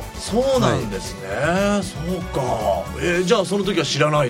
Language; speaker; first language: Japanese; native; Japanese